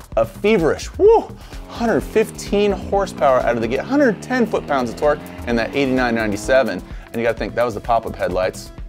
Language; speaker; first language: English; native; English